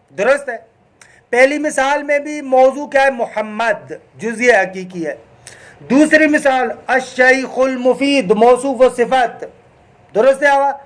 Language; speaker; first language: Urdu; non-native, local second language; Sindhi